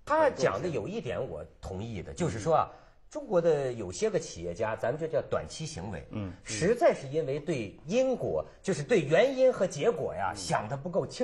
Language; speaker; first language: Chinese; native; Chinese